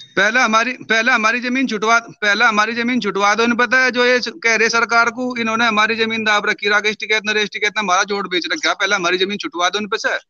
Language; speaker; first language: Hindi; native; Hindi